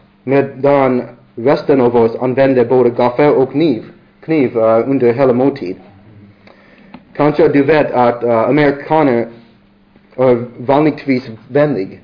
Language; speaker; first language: Swedish; non-native, learner; English